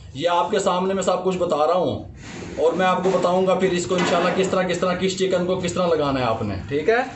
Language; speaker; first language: Urdu; non-native, local second language; Punjabi